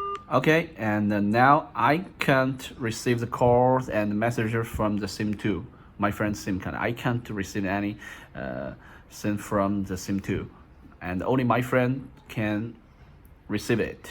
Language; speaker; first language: English; non-native, learner; Chinese